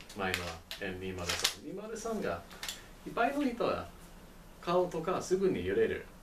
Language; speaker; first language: Japanese; non-native, learner; English